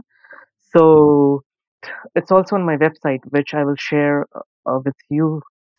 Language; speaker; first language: English; non-native, local second language; Urdu